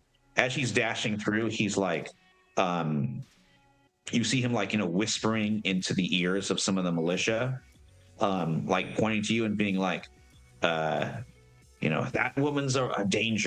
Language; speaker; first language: English; native; English